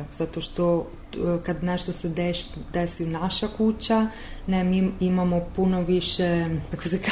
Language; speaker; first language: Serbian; non-native, learner; Italian